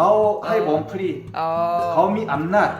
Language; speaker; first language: Thai; non-native, learner; Korean